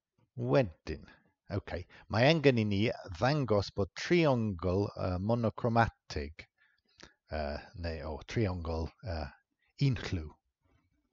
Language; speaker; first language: Welsh; non-native, fluent; English